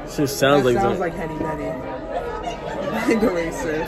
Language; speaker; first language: English; native; English